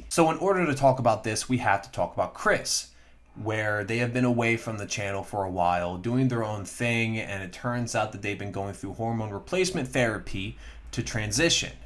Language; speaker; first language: English; native; English